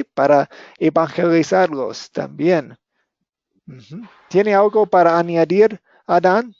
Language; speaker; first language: Spanish; non-native, fluent; English